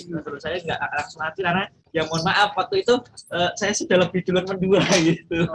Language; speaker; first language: Indonesian; native; Indonesian